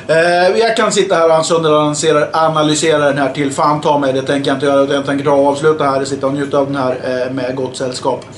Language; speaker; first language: Swedish; native; Swedish